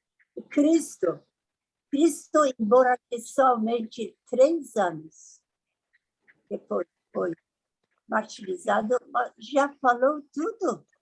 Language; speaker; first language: Portuguese; non-native, learner; Persian